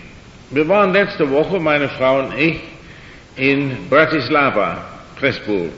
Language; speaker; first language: German; non-native, fluent; English